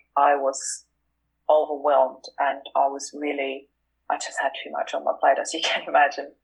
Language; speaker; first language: English; non-native, fluent; German